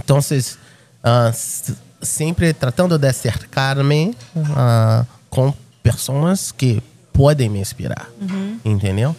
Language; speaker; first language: Spanish; non-native, fluent; Portuguese